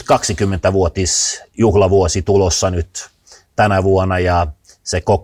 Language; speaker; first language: Finnish; early bilingual, heritage; Finnish